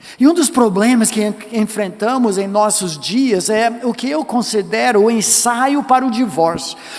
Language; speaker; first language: Portuguese; non-native, fluent; English